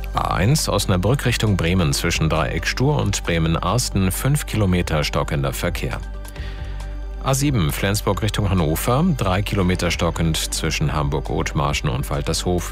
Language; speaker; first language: German; native; German